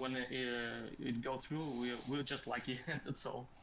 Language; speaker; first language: English; non-native, learner; Russian